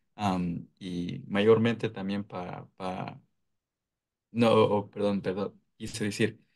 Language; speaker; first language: Spanish; early bilingual, heritage; Spanish